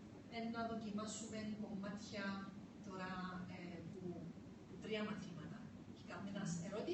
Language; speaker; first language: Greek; early bilingual, heritage; Greek